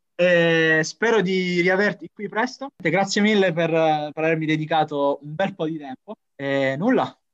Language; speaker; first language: Italian; native; Italian